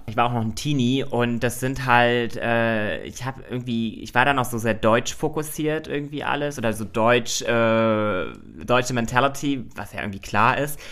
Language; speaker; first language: German; native; German